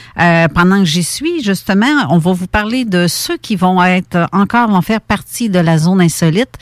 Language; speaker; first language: French; native; French